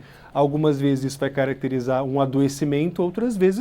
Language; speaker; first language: Portuguese; native; Portuguese